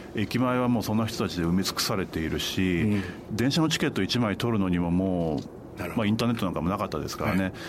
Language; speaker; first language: Japanese; native; Japanese